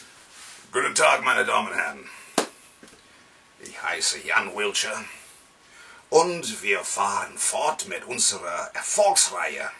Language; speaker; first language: German; non-native, fluent; English